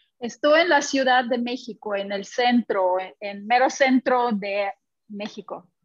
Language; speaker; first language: Spanish; non-native, fluent; Russian